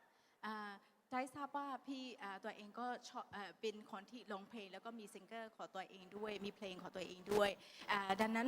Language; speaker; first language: Thai; non-native, fluent; Burmese